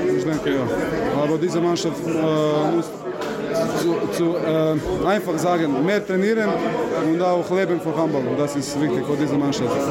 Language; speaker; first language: German; non-native, learner; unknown